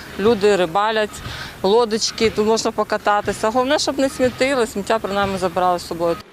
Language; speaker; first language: Ukrainian; native; Ukrainian